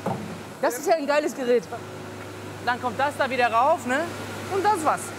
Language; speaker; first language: German; native; German